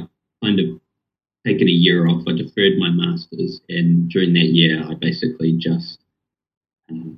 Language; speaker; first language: English; native; English